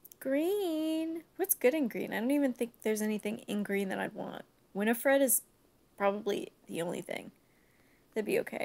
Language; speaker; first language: English; native; English